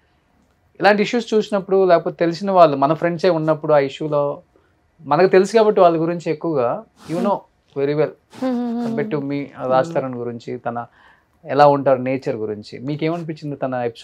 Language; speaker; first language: Telugu; native; Telugu